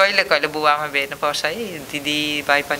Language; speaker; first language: Nepali; non-native, learner; Dutch